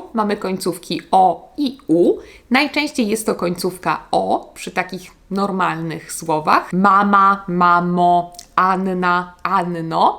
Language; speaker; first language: Polish; native; Polish